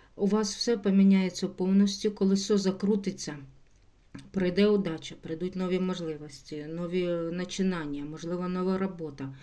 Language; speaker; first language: Ukrainian; non-native, local second language; Russian